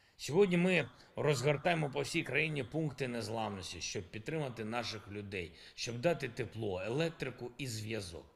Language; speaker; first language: Ukrainian; non-native, local second language; Russian